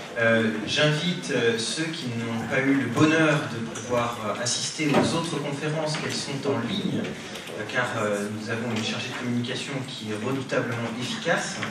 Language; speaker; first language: French; native; French